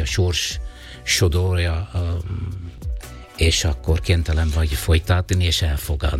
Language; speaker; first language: Hungarian; non-native, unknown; Italian